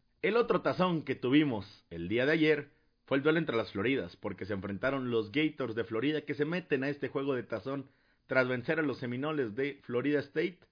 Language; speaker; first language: Spanish; native; Spanish